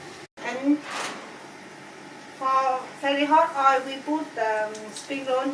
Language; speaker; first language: English; non-native, learner; Vietnamese